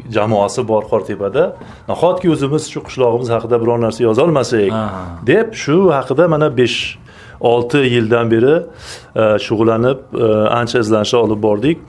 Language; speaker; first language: Uzbek; native; Uzbek